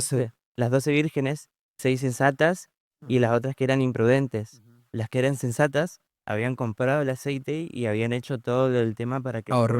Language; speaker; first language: Spanish; native; Spanish